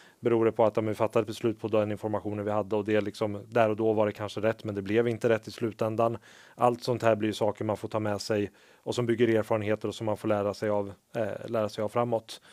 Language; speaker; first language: Swedish; native; Swedish